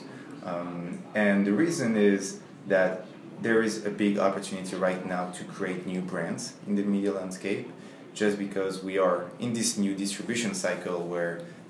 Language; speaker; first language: English; non-native, fluent; French